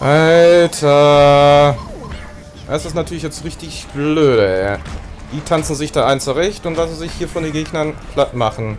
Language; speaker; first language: German; native; German